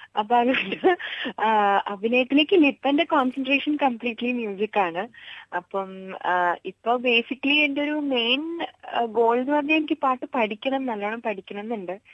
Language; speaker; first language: Malayalam; early bilingual, heritage; Malayalam